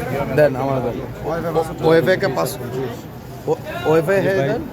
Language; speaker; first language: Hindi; non-native, learner; Bangla